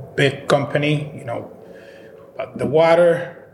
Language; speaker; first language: English; non-native, fluent; Spanish